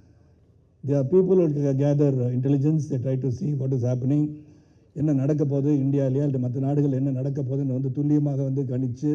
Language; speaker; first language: Tamil; native; Tamil